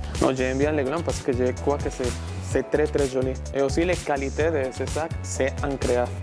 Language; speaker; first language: French; non-native, learner; Spanish